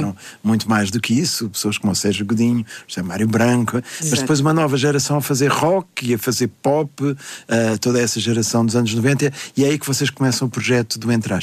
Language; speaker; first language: Portuguese; native; Portuguese